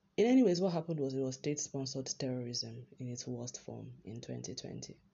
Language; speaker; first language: English; non-native, local second language; Yoruba